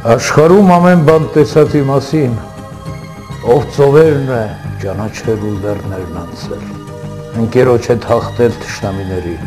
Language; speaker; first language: Armenian; non-native, local second language; Assyrian Neo-Aramaic